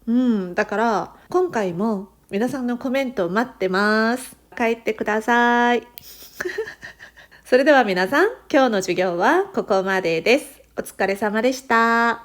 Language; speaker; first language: Japanese; non-native, fluent; Korean